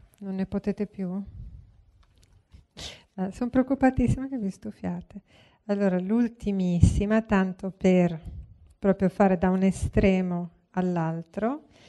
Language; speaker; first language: Italian; native; Italian